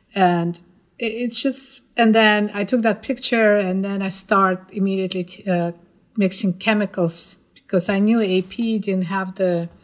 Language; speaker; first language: English; non-native, fluent; Russian